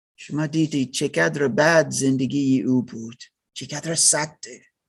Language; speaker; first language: Persian; non-native, learner; German